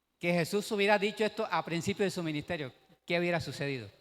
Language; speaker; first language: Spanish; native; Spanish